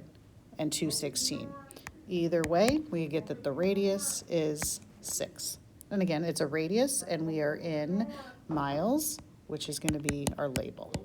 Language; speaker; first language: English; native; English